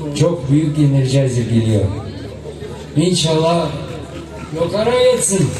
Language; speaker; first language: Turkish; non-native, learner; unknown